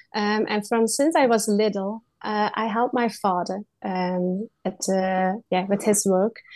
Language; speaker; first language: English; non-native, learner; Dutch